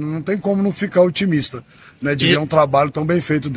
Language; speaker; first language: Portuguese; native; Portuguese